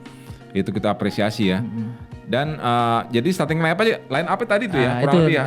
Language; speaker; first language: Indonesian; native; Indonesian